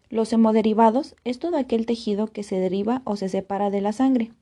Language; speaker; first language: Spanish; native; Spanish